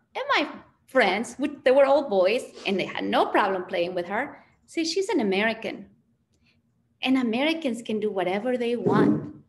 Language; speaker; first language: English; early bilingual, other home language; Spanish